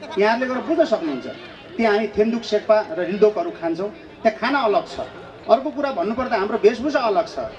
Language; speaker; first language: Nepali; native; Nepali